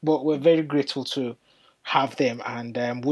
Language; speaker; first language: English; non-native, local second language; Yoruba